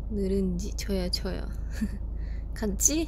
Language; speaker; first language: Korean; non-native, fluent; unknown